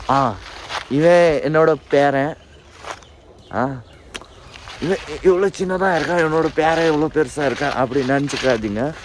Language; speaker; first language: Tamil; non-native, learner; Nepali